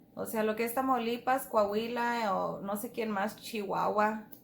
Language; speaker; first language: Spanish; early bilingual, heritage; Spanish